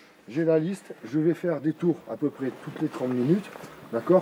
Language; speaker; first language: French; native; French